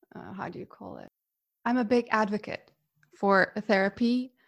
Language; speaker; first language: English; non-native, fluent; Croatian